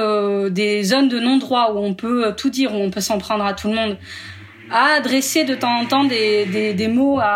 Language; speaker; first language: French; native; French